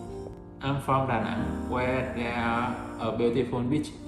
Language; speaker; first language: English; non-native, learner; Vietnamese